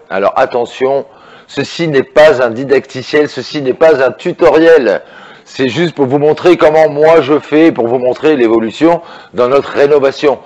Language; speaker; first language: French; native; French